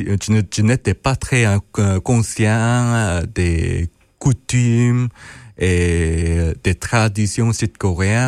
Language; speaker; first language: French; non-native, fluent; Korean